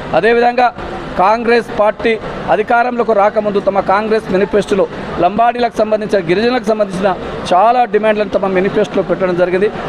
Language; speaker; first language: Telugu; non-native, local second language; Lambadi